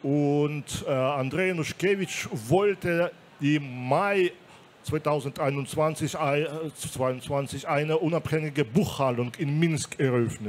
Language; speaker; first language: German; non-native, fluent; Belarusian